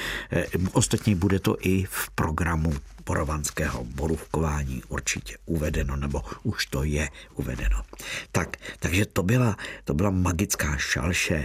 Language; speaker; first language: Czech; native; Czech